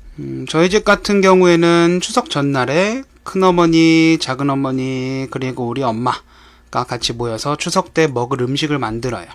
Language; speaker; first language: Korean; native; Korean